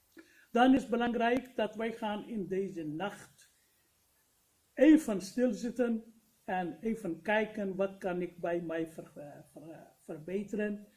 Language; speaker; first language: Dutch; non-native, fluent; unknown